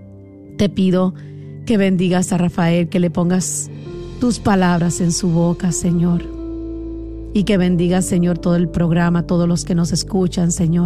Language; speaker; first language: Spanish; native; Spanish